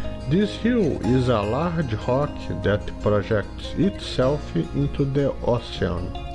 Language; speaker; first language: English; non-native, fluent; Portuguese